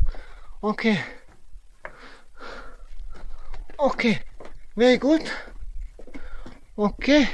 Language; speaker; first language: English; non-native, learner; Croatian